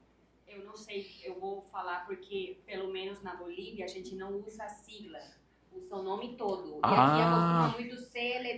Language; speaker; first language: Portuguese; non-native, learner; Spanish